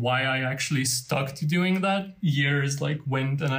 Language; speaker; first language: English; non-native, fluent; Lithuanian